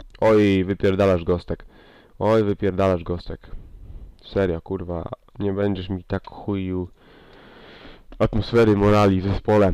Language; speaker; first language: Polish; native; Polish